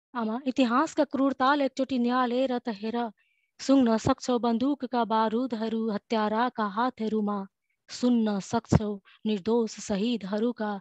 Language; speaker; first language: Nepali; native; Nepali